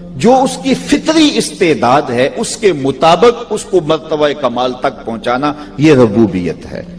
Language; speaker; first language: Urdu; non-native, local second language; Punjabi